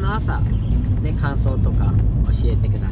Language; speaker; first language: Japanese; native; Japanese